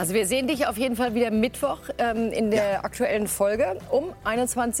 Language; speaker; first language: German; native; German